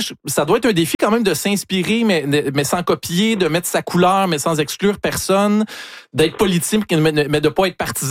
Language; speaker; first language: French; native; French